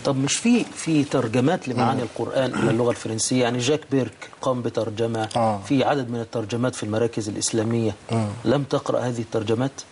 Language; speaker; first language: Arabic; native; Arabic